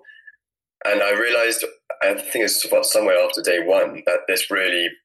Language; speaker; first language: English; native; English